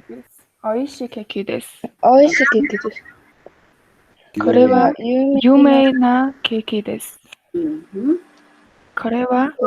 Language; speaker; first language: Japanese; non-native, learner; Mongolian